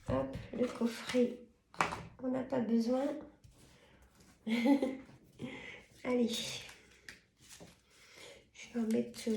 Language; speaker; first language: French; native; French